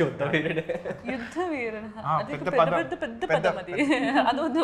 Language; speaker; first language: Telugu; non-native, learner; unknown